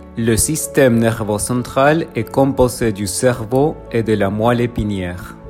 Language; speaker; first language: French; non-native, fluent; Spanish